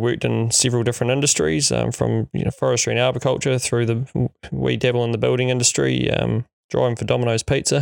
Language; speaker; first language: English; native; English